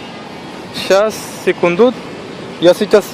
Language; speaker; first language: Russian; non-native, learner; Sinhala